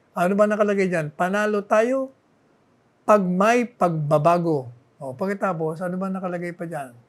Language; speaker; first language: Filipino; non-native, local second language; Bikol